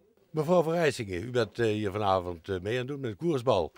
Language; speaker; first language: Dutch; native; Dutch